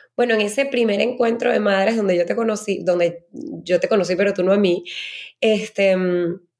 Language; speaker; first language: Spanish; native; Spanish